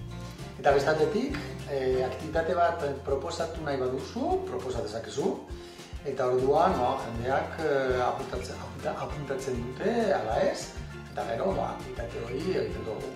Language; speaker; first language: Basque; non-native, local second language; Spanish